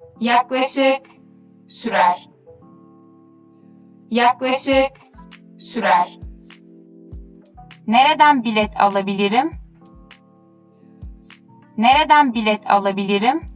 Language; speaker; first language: Turkish; non-native, fluent; Uzbek